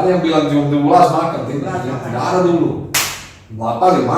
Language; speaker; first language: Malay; non-native, fluent; Dutch